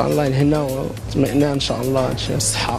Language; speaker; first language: Arabic; native; Arabic